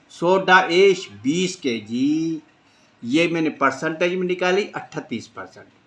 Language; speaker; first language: Urdu; non-native, local second language; Sindhi